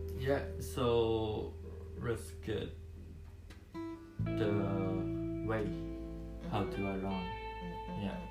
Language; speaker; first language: English; non-native, learner; Japanese